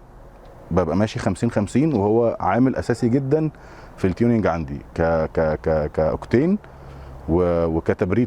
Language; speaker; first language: Arabic; native; Arabic